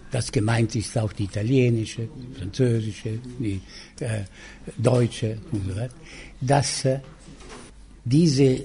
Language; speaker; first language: German; non-native, fluent; Italian